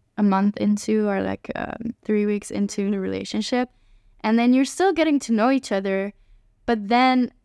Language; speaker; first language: English; non-native, fluent; Hungarian